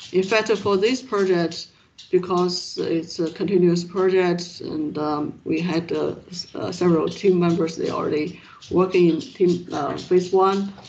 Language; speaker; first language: English; non-native, fluent; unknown